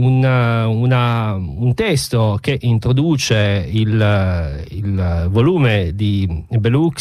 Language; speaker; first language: Italian; native; Italian